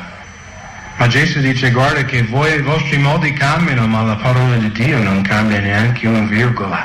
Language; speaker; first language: Italian; non-native, fluent; English